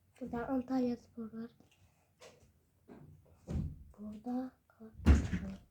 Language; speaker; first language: Turkish; early bilingual, heritage; Turkish